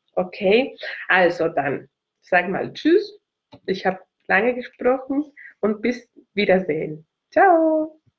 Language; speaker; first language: German; non-native, fluent; Spanish